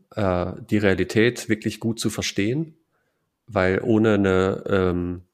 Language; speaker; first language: German; native; German